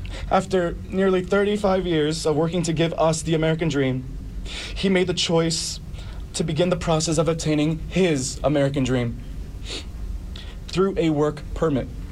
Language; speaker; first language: English; early bilingual, other home language; Spanish